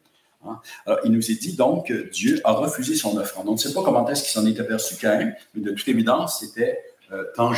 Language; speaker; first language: French; native; French